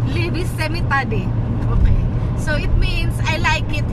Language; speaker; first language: English; non-native, local second language; Filipino